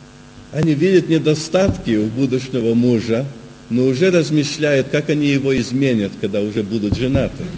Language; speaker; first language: Russian; early bilingual, heritage; Russian